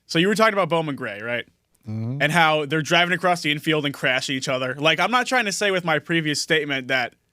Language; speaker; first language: English; native; English